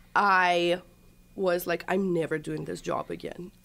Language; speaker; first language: English; non-native, fluent; Russian